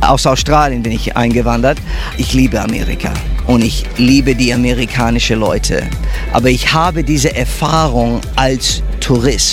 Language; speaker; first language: German; early bilingual, heritage; English